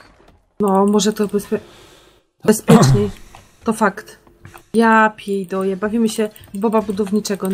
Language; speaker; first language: Polish; native; Polish